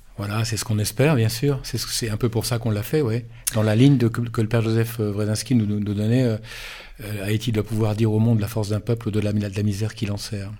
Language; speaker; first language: French; native; French